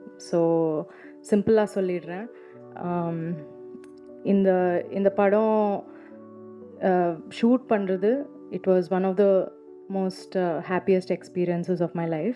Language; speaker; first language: Tamil; non-native, local second language; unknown